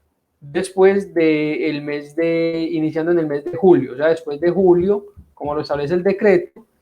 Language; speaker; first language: Spanish; native; Spanish